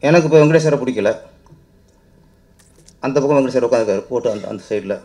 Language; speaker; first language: Tamil; native; Tamil